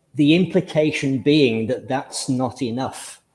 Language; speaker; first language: English; native; English